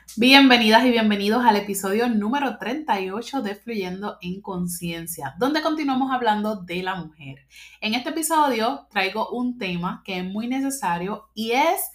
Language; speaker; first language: Spanish; native; Spanish